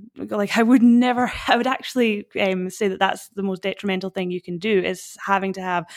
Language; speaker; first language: English; native; English